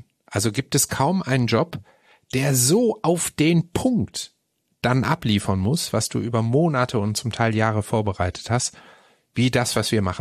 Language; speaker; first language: German; native; German